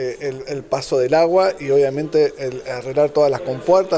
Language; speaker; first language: Spanish; native; Spanish